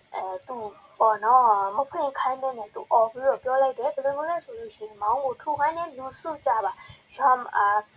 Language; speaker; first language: Burmese; native; Burmese